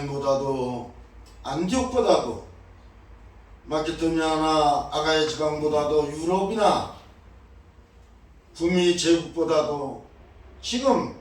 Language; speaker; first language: Korean; native; Korean